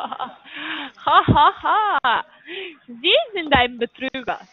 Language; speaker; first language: German; non-native, learner; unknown